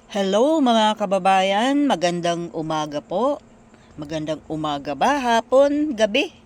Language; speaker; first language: Filipino; non-native, local second language; Bikol